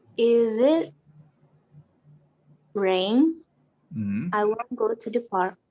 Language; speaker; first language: English; non-native, learner; Indonesian